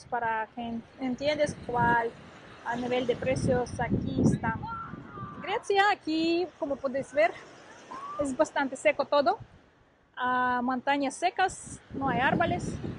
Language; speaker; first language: Spanish; non-native, learner; Russian